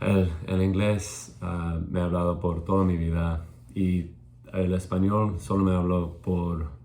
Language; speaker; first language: Spanish; non-native, learner; English